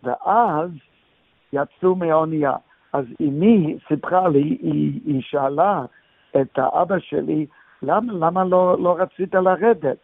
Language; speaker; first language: Hebrew; non-native, fluent; English